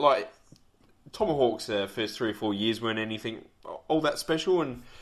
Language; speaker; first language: English; native; English